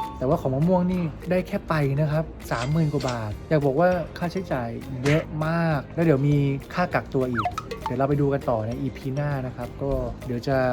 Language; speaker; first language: Thai; native; Thai